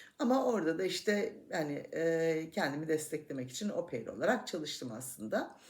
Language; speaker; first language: Turkish; native; Turkish